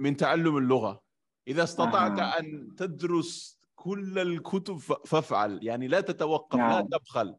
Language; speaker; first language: Arabic; non-native, fluent; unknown